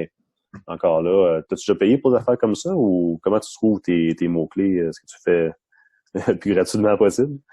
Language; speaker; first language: French; non-native, local second language; English